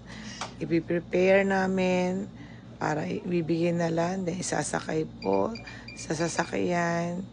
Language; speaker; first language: Filipino; native; Filipino